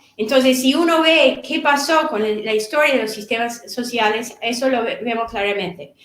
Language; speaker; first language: Spanish; non-native, fluent; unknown